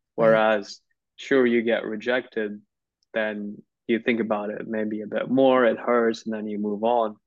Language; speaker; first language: English; non-native, fluent; Turkish